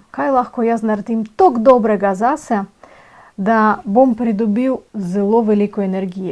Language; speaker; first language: Slovenian; non-native, fluent; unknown